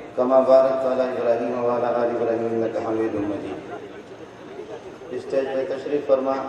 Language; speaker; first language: Urdu; non-native, local second language; Brahui